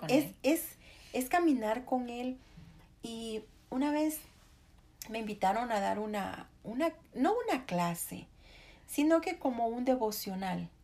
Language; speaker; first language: Spanish; native; Spanish